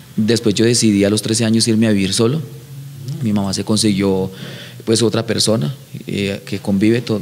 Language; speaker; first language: Spanish; native; Spanish